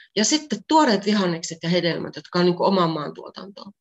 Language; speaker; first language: Finnish; native; Finnish